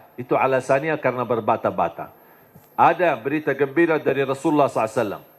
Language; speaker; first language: Indonesian; non-native, fluent; Arabic